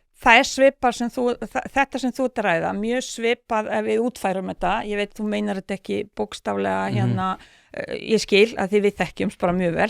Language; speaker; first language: Icelandic; non-native, fluent; Bosnian